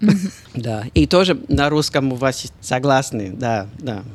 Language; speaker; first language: Russian; non-native, fluent; English